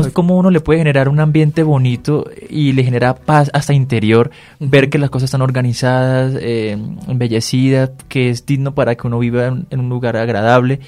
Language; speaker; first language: Spanish; native; Spanish